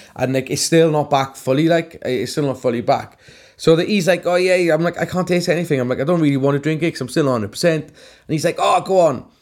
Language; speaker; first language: English; native; English